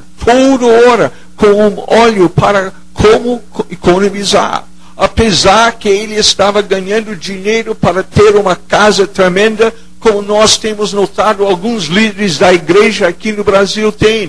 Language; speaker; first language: Portuguese; non-native, fluent; English